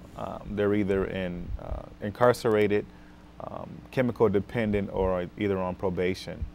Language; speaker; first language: English; native; English